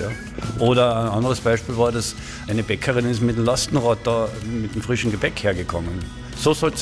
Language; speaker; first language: German; native; German